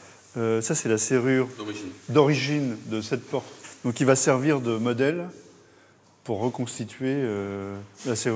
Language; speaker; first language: French; native; French